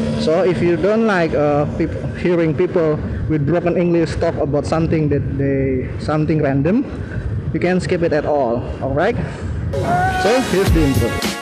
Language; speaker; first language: English; non-native, learner; Indonesian